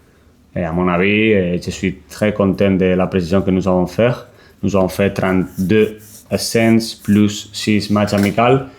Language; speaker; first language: French; non-native, learner; Spanish